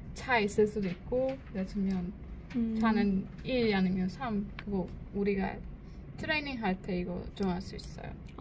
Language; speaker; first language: Korean; non-native, learner; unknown